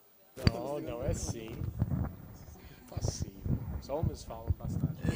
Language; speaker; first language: Portuguese; non-native, fluent; English